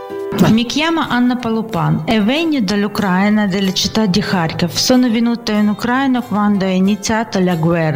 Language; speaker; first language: Italian; non-native, learner; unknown